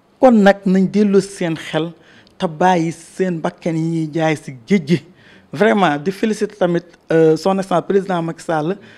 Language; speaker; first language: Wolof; native; Wolof